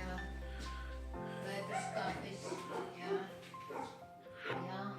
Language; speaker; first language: Latvian; non-native, local second language; Russian